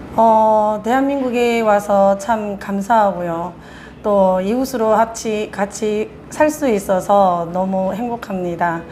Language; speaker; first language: Korean; native; Korean